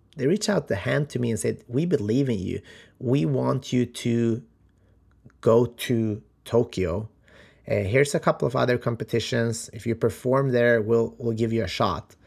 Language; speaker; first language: English; non-native, fluent; Macedonian